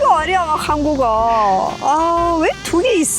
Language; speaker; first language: Korean; non-native, learner; Persian